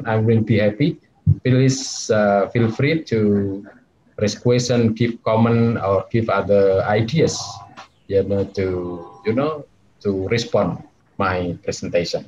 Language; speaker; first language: English; non-native, fluent; Javanese